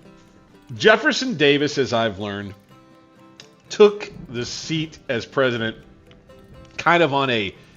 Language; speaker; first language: English; native; English